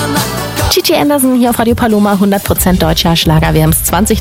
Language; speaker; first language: German; native; German